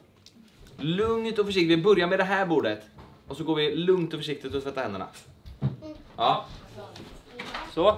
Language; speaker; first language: Swedish; native; Swedish